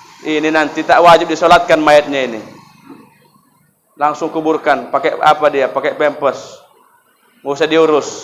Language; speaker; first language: Indonesian; native; Indonesian